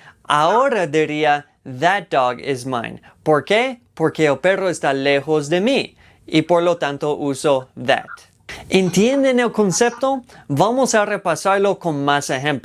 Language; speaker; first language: Spanish; non-native, fluent; English